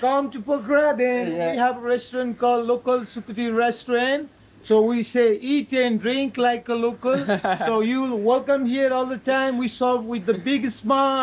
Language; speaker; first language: English; non-native, fluent; Nepali